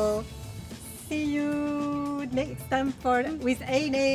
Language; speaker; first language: English; non-native, learner; French